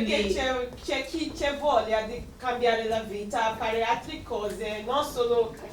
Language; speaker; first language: Italian; non-native, learner; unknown